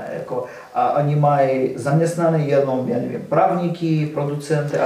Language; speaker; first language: Czech; non-native, learner; Russian